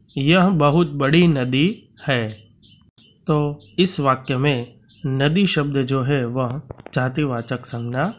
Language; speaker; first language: Hindi; non-native, local second language; Gujarati